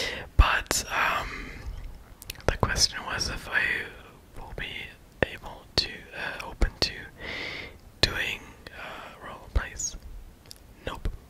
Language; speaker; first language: English; non-native, fluent; German